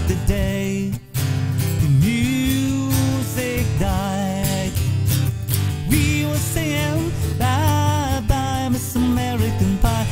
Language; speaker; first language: English; non-native, local second language; Filipino